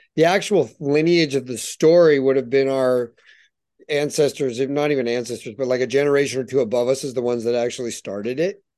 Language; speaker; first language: English; native; English